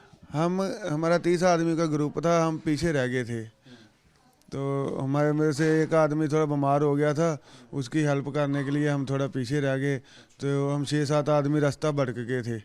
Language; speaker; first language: Hindi; non-native, local second language; Punjabi